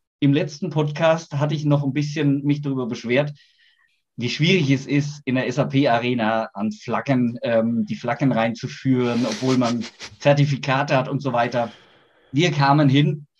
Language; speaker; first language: German; native; German